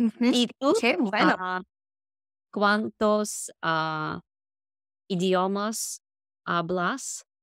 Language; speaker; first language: Spanish; non-native, learner; Russian